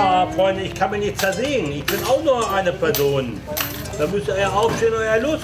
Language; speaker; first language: German; native; German